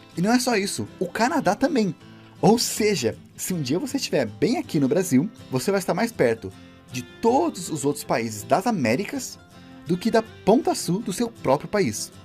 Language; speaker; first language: Portuguese; native; Portuguese